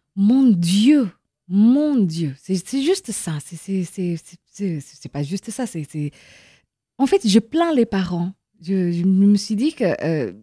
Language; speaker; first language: French; non-native, fluent; Indonesian